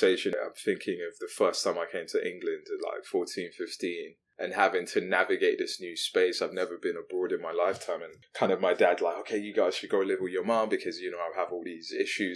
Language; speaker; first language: English; non-native, local second language; Yoruba